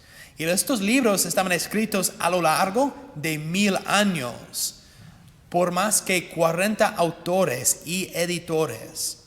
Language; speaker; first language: Spanish; non-native, fluent; English